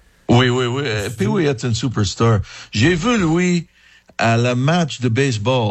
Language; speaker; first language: French; non-native, learner; English